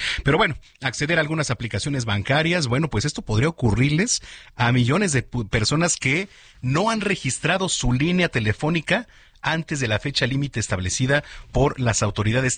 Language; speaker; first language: Spanish; native; Spanish